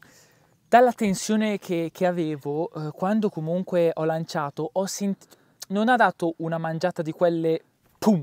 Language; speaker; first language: Italian; native; Italian